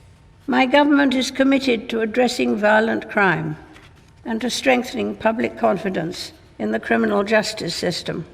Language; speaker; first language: English; native; English